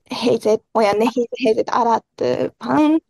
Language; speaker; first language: Hungarian; non-native, learner; Japanese